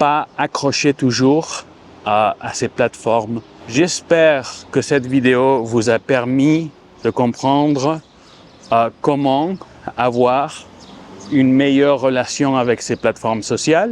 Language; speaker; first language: French; non-native, fluent; Spanish